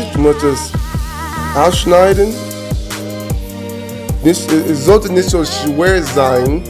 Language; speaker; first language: German; non-native, learner; English